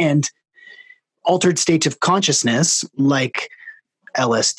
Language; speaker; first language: English; native; English